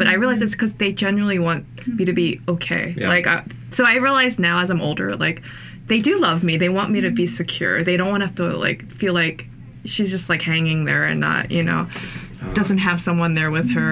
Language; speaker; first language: English; native; English